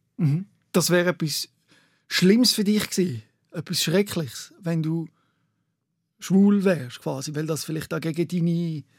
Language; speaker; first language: German; native; German